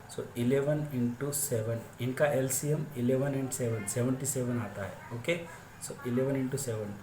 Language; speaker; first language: Hindi; non-native, local second language; Marathi